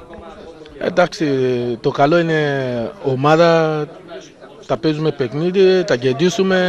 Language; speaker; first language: Greek; non-native, learner; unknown